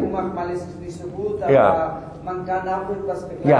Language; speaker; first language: German; non-native, learner; Spanish